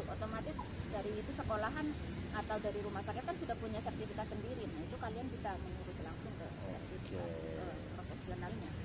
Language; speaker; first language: Indonesian; native; Indonesian